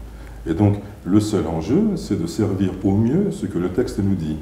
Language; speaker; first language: French; native; French